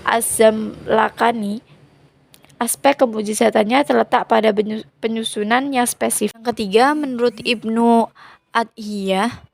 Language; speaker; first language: Indonesian; native; Indonesian